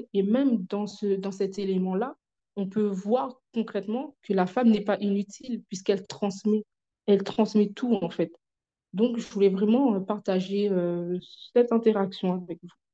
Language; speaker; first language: French; native; French